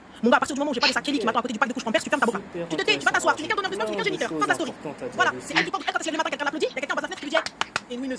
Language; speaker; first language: French; native; French